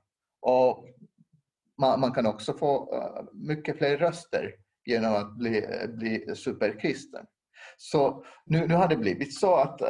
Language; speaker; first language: Swedish; non-native, local second language; Finnish